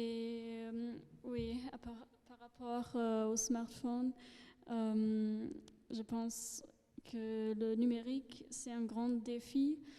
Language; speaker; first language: French; non-native, local second language; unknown